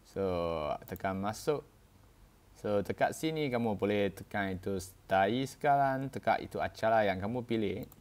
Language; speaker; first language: Malay; non-native, local second language; Chinese